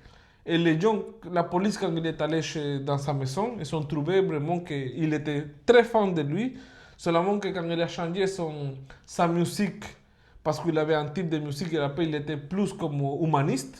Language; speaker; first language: French; non-native, fluent; Spanish